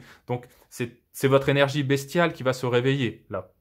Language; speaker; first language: French; native; French